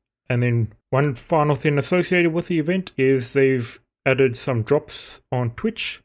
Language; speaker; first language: English; native; English